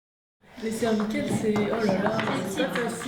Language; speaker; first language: French; native; French